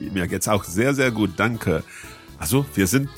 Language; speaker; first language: German; non-native, fluent; English